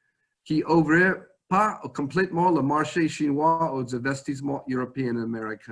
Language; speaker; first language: French; non-native, fluent; English